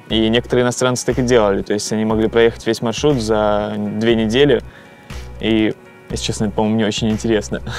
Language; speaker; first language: Russian; native; Russian